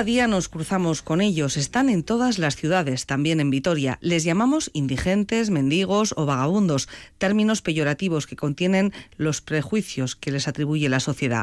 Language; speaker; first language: Spanish; native; Spanish